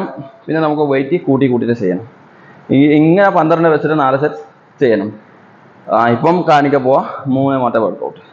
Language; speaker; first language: Malayalam; non-native, learner; Assamese